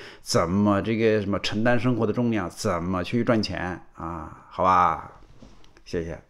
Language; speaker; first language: Chinese; native; Chinese